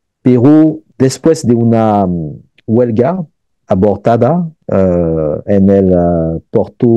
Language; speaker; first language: Spanish; non-native, fluent; French